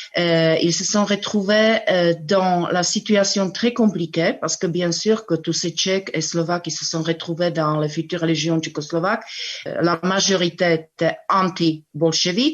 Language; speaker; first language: French; non-native, fluent; Czech